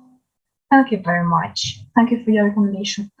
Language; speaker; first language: English; non-native, learner; Ukrainian